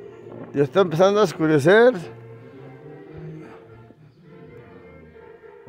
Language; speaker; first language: Spanish; native; Spanish